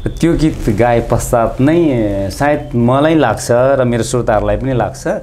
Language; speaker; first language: Nepali; non-native, local second language; Limbu